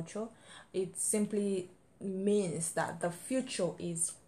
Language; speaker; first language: English; non-native, local second language; Igbo